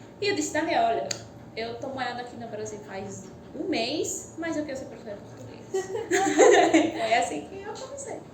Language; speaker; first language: Portuguese; non-native, fluent; Spanish